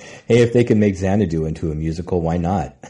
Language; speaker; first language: English; native; English